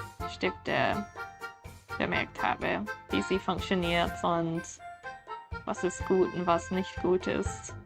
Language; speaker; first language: German; non-native, learner; English